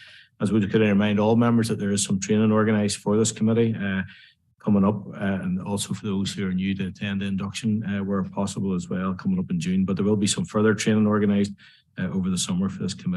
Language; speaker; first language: English; native; English